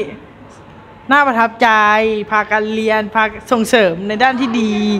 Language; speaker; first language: Thai; native; Thai